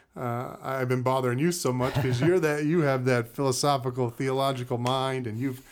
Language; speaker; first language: English; native; English